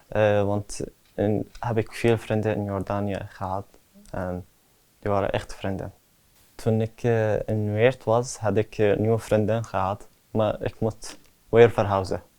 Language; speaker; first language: Dutch; early bilingual, other home language; Arabic